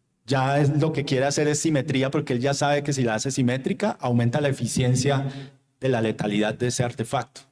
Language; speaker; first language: Spanish; native; Spanish